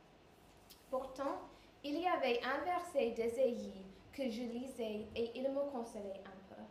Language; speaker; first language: French; non-native, learner; English